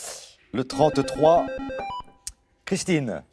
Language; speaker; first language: French; native; French